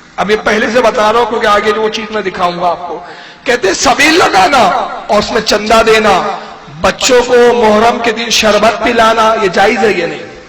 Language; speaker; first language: Urdu; native; Urdu